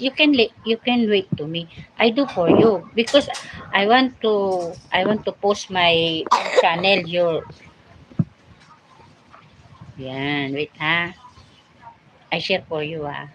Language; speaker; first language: English; non-native, learner; Filipino